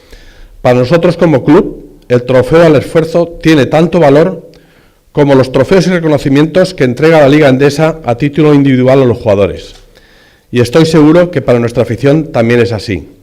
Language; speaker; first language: Spanish; native; Spanish